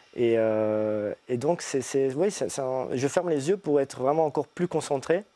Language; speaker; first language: French; early bilingual, other home language; Italian